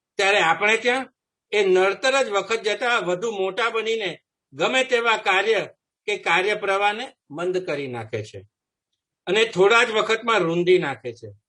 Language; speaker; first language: Gujarati; native; Gujarati